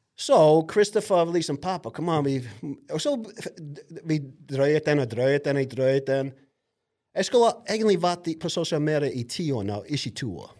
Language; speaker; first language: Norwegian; non-native, fluent; English